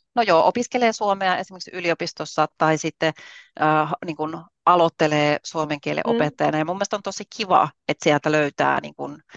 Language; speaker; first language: Finnish; native; Finnish